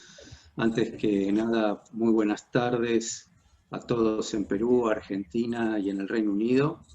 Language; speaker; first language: Spanish; native; Spanish